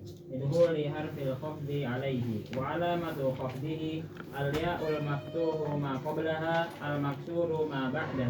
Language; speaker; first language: Arabic; non-native, learner; Indonesian